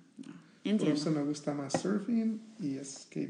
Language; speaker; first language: Spanish; early bilingual, heritage; Spanish